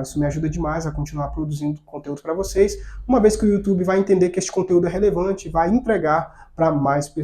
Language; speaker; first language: Portuguese; native; Portuguese